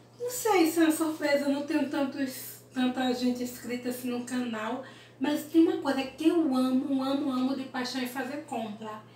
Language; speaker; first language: Portuguese; early bilingual, other home language; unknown